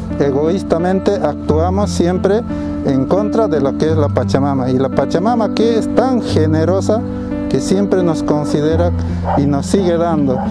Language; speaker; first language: Spanish; non-native, local second language; Quechua